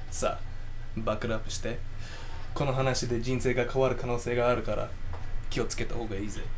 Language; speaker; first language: Japanese; non-native, fluent; English